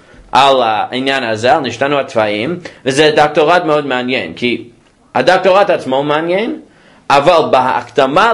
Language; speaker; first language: Hebrew; non-native, fluent; English